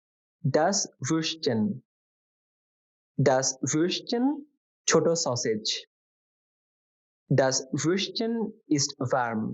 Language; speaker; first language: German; non-native, fluent; Bangla